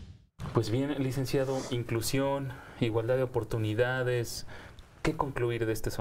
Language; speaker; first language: Spanish; native; Spanish